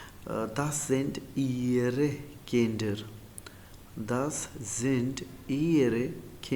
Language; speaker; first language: German; non-native, learner; Urdu